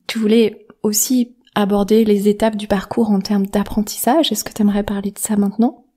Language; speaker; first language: French; native; French